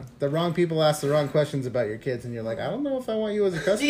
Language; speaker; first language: English; native; English